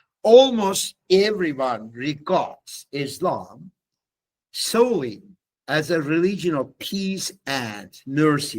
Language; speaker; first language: English; non-native, fluent; Turkish